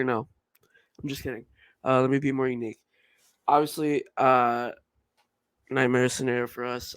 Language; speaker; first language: English; native; English